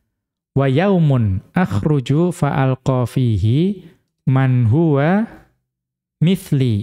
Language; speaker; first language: Arabic; non-native, fluent; Indonesian